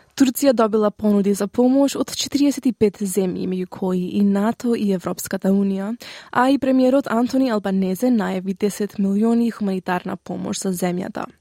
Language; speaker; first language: Macedonian; native; Macedonian